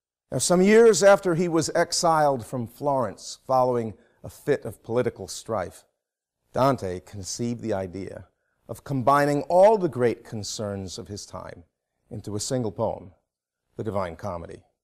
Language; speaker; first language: English; native; English